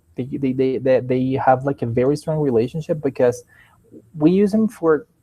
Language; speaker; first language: English; non-native, fluent; Spanish